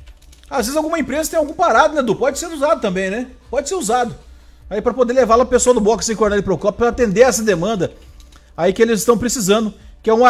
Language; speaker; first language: Portuguese; native; Portuguese